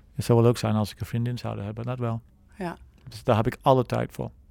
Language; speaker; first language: Dutch; non-native, fluent; English